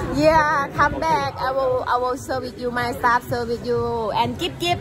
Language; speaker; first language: English; non-native, learner; Thai